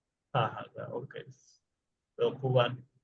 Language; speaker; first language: Japanese; non-native, fluent; Bangla